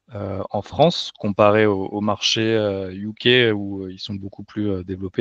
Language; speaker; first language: French; native; French